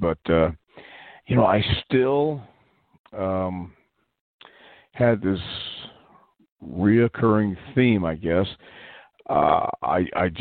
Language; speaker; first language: English; native; English